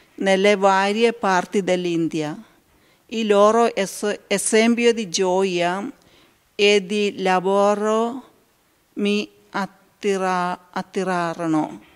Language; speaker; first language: Italian; non-native, learner; Malayalam